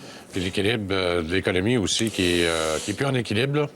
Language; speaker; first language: French; native; French